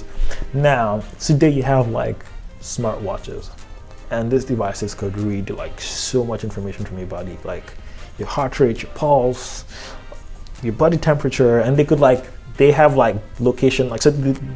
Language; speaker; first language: English; non-native, local second language; Yoruba